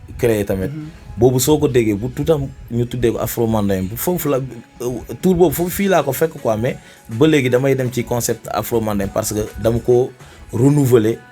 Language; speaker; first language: Wolof; non-native, local second language; Fula